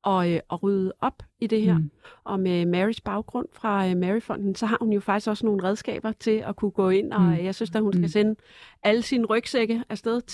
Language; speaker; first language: Danish; native; Danish